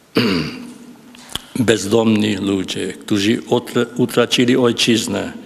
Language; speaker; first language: Polish; non-native, fluent; Hungarian